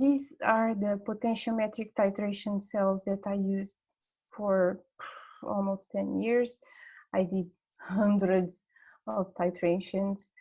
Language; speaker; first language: English; non-native, fluent; Portuguese